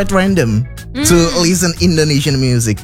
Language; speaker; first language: English; non-native, learner; Indonesian